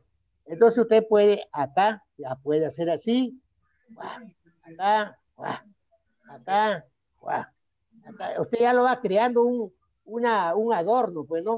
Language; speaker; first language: Spanish; native; Spanish